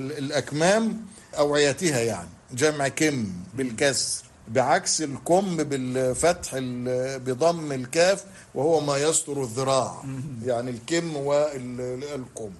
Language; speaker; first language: Arabic; native; Arabic